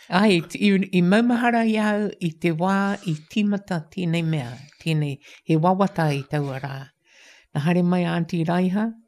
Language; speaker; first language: Māori; native; Māori